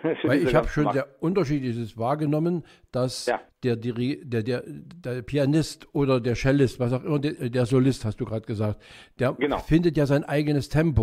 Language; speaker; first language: German; native; German